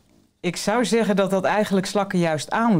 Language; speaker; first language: Dutch; native; Dutch